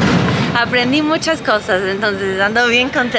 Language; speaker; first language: Spanish; non-native, fluent; English